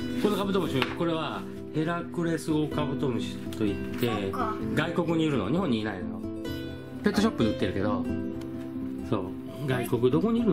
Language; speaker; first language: Japanese; native; Japanese